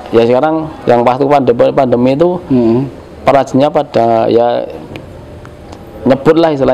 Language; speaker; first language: Indonesian; native; Indonesian